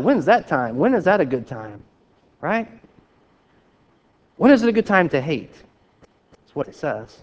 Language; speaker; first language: English; native; English